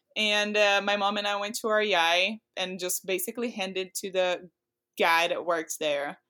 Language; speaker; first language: English; non-native, fluent; Portuguese